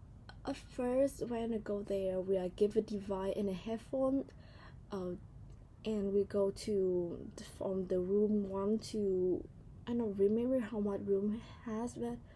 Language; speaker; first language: English; non-native, learner; Vietnamese